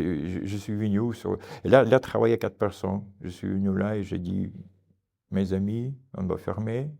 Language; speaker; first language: French; non-native, learner; Ukrainian